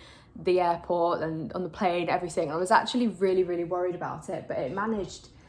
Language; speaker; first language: English; native; English